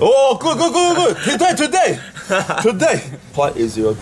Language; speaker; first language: English; non-native, learner; Chinese